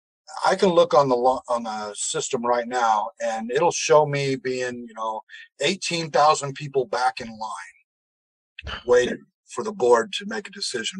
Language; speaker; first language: English; native; English